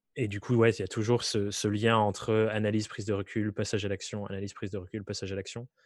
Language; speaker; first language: French; native; French